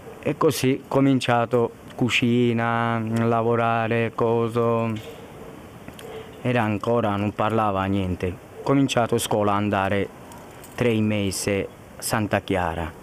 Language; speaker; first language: Italian; non-native, learner; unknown